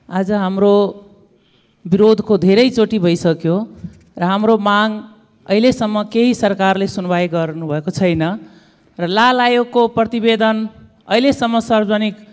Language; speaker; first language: Nepali; non-native, local second language; Dangaura Tharu